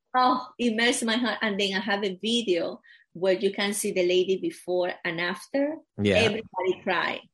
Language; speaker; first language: English; non-native, fluent; Spanish